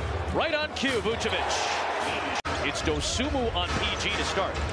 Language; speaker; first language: English; native; English